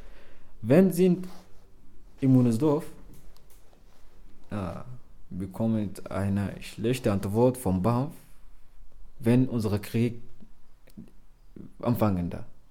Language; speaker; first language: German; non-native, learner; Arabic